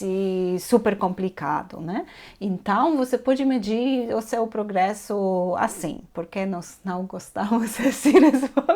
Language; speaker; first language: Portuguese; non-native, fluent; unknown